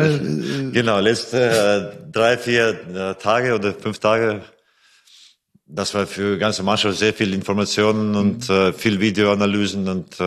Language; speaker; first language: German; non-native, fluent; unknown